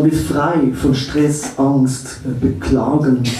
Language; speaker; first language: German; native; German